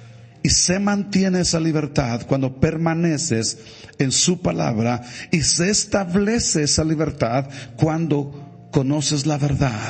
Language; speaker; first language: Spanish; native; Spanish